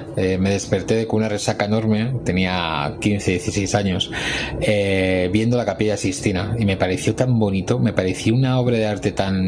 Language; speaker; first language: Spanish; native; Spanish